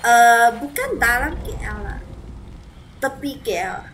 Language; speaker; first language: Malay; non-native, local second language; Cantonese